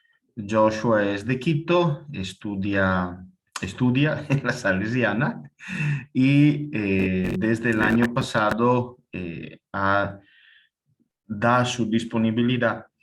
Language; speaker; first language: Spanish; non-native, fluent; Italian